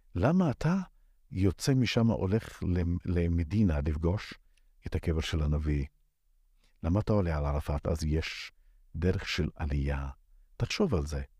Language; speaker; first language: Hebrew; non-native, local second language; Arabic